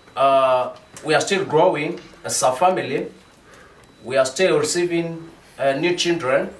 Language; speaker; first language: English; non-native, local second language; Swahili